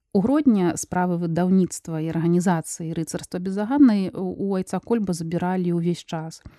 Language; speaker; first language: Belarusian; non-native, local second language; Russian